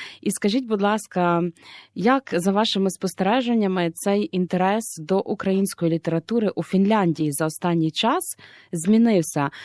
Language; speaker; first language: Ukrainian; native; Ukrainian